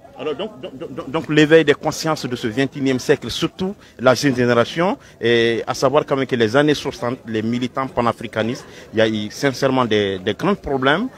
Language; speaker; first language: French; non-native, local second language; Bambara